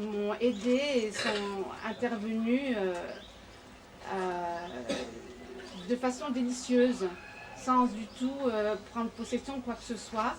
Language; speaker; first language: French; native; French